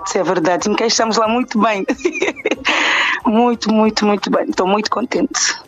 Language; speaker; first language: Portuguese; non-native, local second language; Kabuverdianu